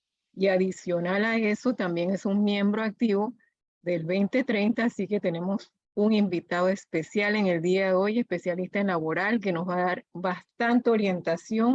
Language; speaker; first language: Spanish; native; Spanish